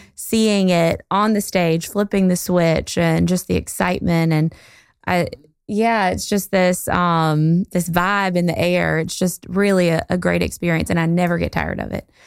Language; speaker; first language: English; native; English